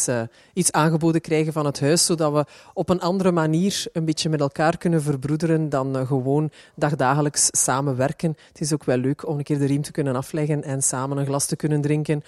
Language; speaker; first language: Dutch; native; Dutch